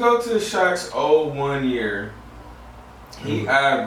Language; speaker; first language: English; native; English